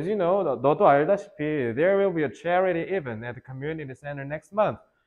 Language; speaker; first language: English; non-native, fluent; Korean